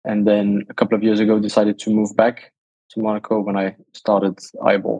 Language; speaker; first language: English; non-native, fluent; Danish